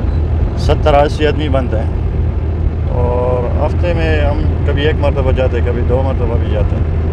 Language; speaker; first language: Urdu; non-native, local second language; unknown